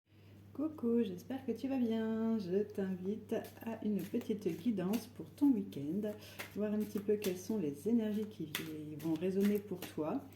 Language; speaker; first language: French; native; French